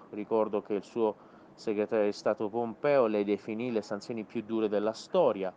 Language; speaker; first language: Italian; non-native, fluent; Persian